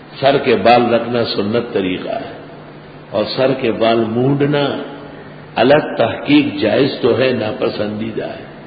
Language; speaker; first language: Urdu; non-native, local second language; Pashto